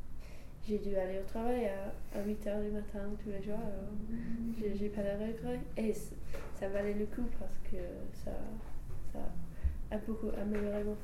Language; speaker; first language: French; non-native, fluent; English